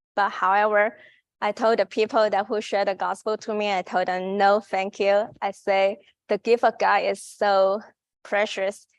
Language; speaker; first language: English; non-native, fluent; Chinese